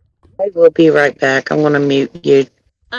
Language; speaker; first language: English; native; English